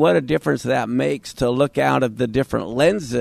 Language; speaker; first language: English; native; English